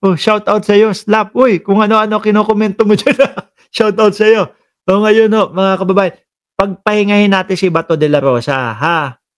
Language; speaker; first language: Filipino; non-native, local second language; Cebuano